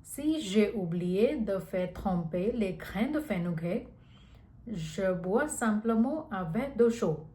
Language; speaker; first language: French; non-native, learner; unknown